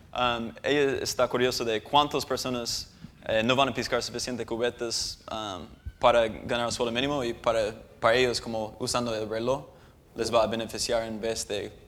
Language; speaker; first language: Spanish; non-native, fluent; English